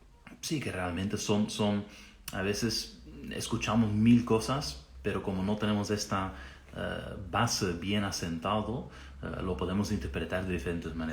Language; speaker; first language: Spanish; non-native, fluent; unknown